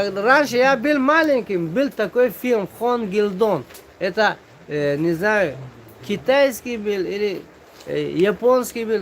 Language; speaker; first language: Russian; non-native, local second language; Tajik